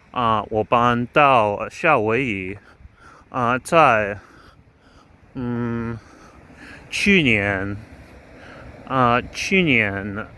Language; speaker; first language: Chinese; non-native, learner; English